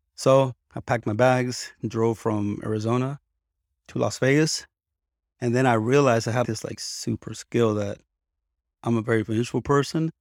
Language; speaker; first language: English; early bilingual, other home language; Spanish